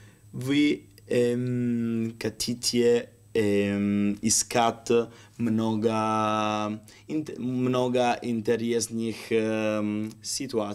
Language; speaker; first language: Russian; non-native, learner; Italian